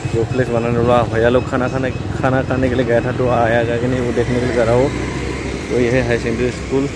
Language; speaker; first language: Hindi; non-native, local second language; Bodo